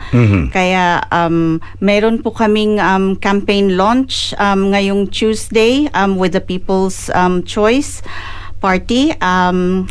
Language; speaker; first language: Filipino; native; Filipino